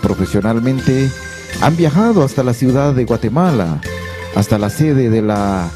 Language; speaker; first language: Spanish; native; Spanish